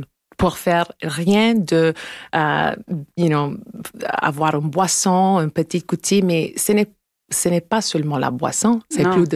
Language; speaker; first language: French; non-native, local second language; English